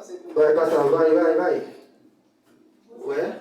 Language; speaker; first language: Portuguese; non-native, learner; Haitian Creole